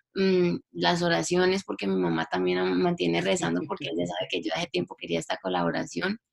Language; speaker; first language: Spanish; early bilingual, heritage; English